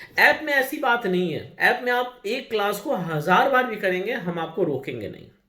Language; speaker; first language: Hindi; native; Hindi